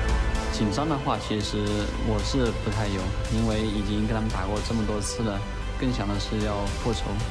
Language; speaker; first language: Chinese; native; Chinese